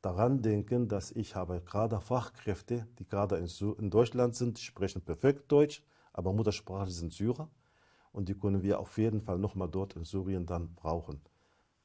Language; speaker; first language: German; non-native, fluent; Arabic